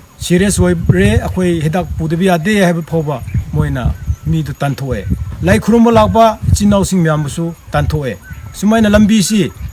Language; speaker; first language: Manipuri; non-native, local second language; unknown